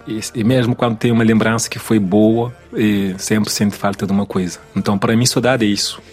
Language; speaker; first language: Portuguese; non-native, learner; Kabuverdianu